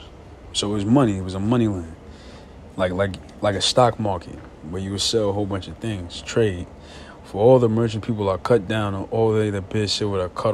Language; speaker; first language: English; native; English